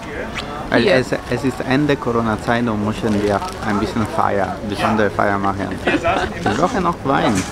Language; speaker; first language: German; non-native, learner; Italian